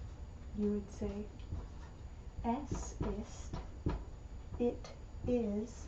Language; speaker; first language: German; non-native, learner; English